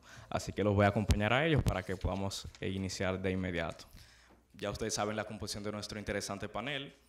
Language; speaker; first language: Spanish; native; Spanish